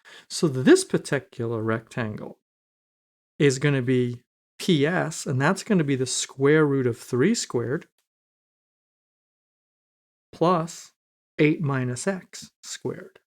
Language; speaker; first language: English; native; English